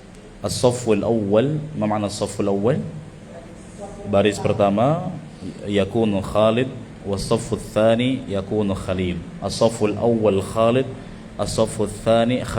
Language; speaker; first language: Arabic; non-native, fluent; Indonesian